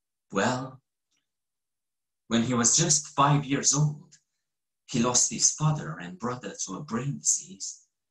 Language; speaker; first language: English; non-native, fluent; Romanian